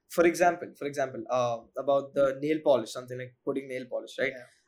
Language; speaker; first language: English; non-native, local second language; Hindi